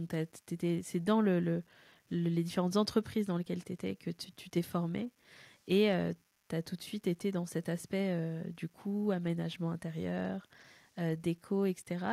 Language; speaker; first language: French; native; French